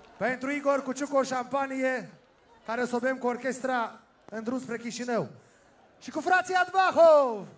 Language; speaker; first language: Romanian; native; Romanian